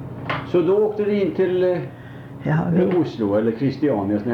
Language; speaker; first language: Swedish; native; Swedish